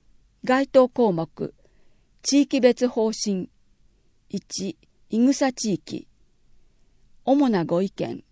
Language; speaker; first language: Japanese; native; Japanese